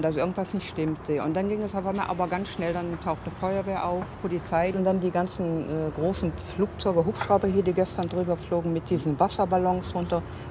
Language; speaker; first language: German; non-native, local second language; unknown